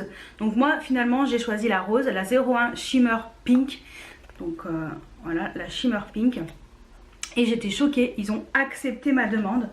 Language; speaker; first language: French; native; French